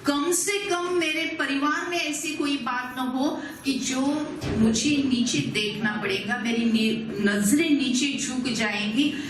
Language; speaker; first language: Hindi; non-native, local second language; Marathi